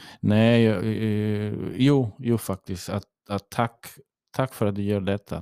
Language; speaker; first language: Swedish; early bilingual, heritage; English